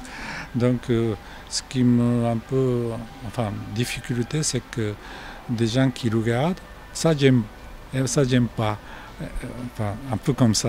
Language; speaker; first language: French; non-native, fluent; Japanese